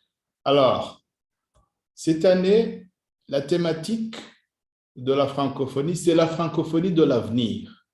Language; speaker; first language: French; non-native, local second language; Kinyarwanda